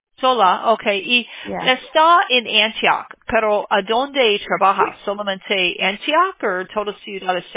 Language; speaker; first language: Spanish; non-native, learner; English